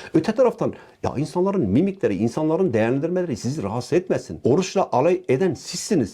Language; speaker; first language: Turkish; non-native, local second language; Kurdish